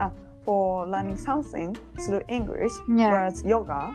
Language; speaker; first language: English; non-native, learner; Japanese